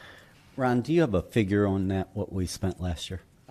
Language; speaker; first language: English; native; English